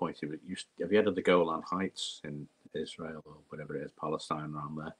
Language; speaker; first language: English; native; English